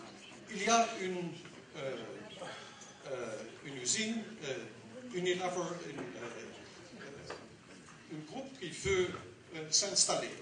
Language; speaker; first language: French; non-native, learner; Dutch